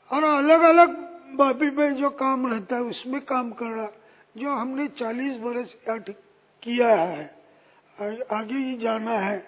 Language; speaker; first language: Hindi; non-native, local second language; Marathi